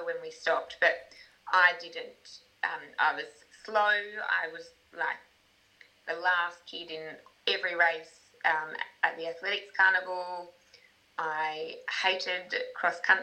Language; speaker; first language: English; native; English